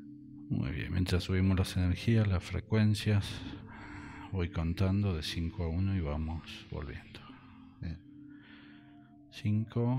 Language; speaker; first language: Spanish; native; Spanish